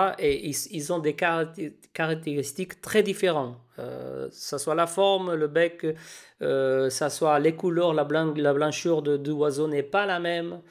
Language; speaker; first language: French; non-native, fluent; Spanish